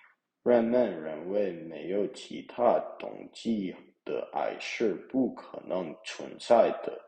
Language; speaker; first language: Chinese; non-native, learner; English